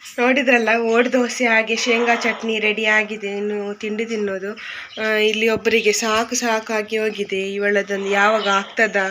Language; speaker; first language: Kannada; non-native, local second language; Tulu